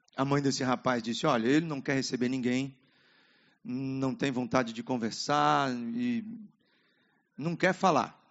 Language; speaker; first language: Portuguese; native; Portuguese